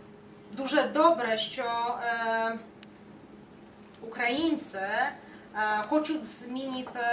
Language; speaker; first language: Ukrainian; non-native, fluent; Polish